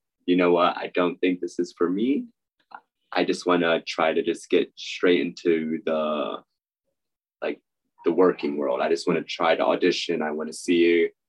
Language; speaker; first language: English; native; English